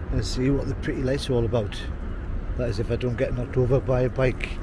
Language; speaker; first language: English; native; English